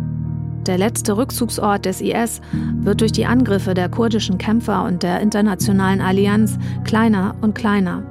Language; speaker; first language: German; native; German